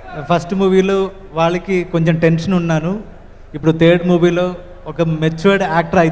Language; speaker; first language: Telugu; non-native, learner; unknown